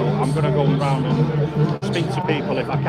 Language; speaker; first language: English; native; English